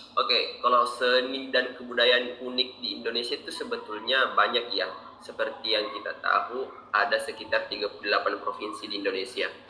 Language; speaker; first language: Indonesian; native; Indonesian